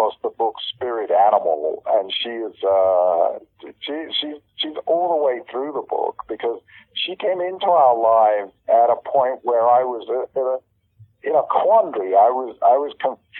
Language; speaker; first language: English; native; English